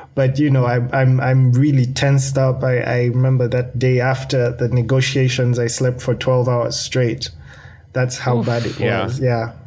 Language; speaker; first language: English; non-native, local second language; Ganda